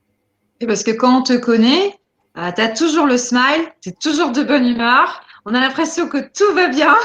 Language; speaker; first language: French; native; French